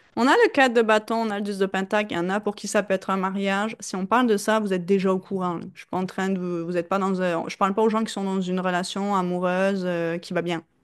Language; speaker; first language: French; native; French